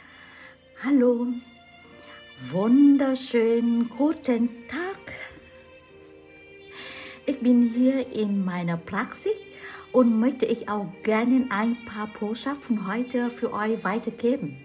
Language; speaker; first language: German; non-native, fluent; Vietnamese